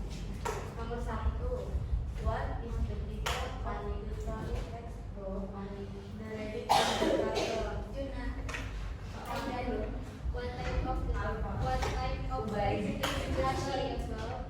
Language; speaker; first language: English; non-native, learner; Indonesian